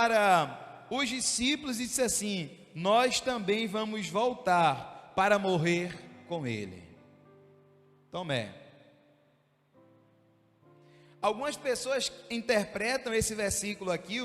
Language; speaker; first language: Portuguese; native; Portuguese